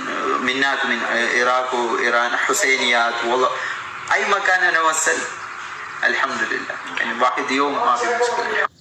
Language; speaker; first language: Arabic; non-native, learner; Malayalam